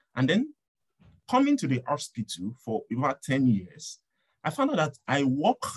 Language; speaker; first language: English; non-native, local second language; Yoruba